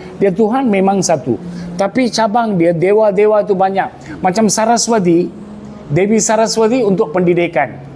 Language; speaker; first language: Malay; non-native, local second language; Tamil